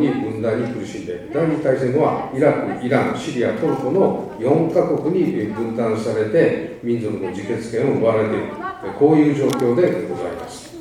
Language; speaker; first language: Japanese; native; Japanese